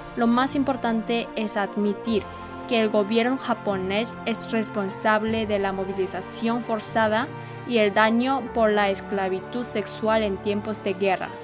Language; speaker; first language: Spanish; non-native, fluent; Korean